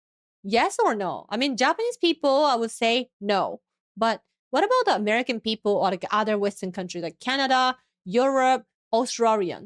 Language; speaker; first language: English; non-native, fluent; Japanese